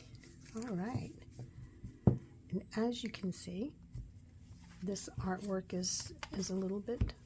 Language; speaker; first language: English; native; English